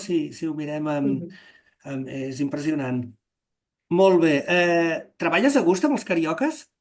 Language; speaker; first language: Catalan; native; Catalan